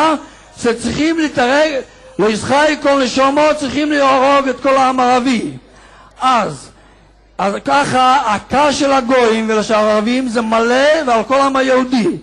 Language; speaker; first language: Hebrew; non-native, fluent; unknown